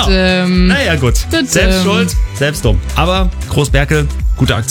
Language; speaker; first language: German; native; German